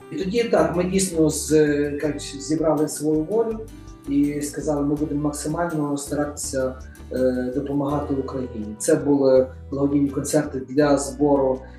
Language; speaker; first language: Ukrainian; native; Ukrainian